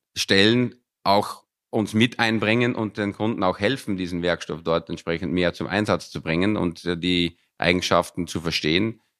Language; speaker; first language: German; early bilingual, other home language; Dutch